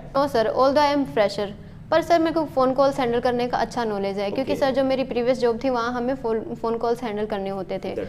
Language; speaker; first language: Hindi; native; Hindi